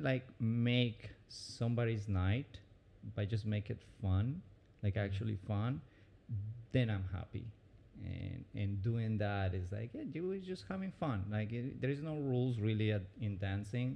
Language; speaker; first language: English; non-native, fluent; Spanish